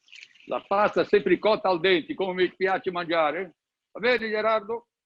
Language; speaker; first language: Italian; non-native, learner; Portuguese